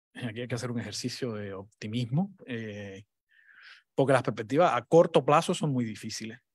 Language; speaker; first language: Spanish; native; Spanish